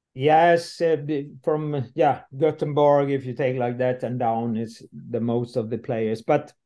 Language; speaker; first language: English; non-native, learner; Swedish